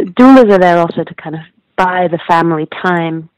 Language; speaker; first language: English; native; English